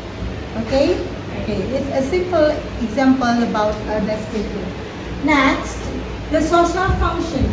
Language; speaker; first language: English; non-native, fluent; Indonesian